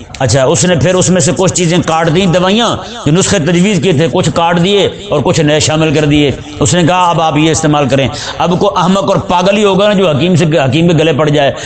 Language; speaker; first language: Urdu; non-native, local second language; Punjabi